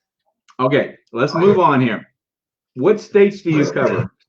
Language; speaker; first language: English; native; English